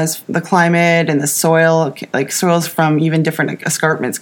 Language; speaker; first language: English; native; English